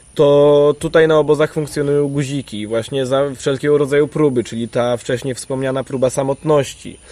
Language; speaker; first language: Polish; native; Polish